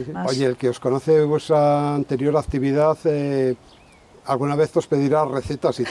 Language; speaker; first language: Spanish; native; Spanish